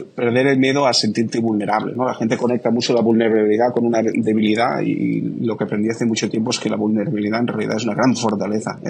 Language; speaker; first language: Spanish; native; Spanish